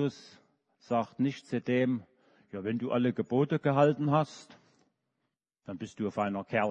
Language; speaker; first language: German; native; German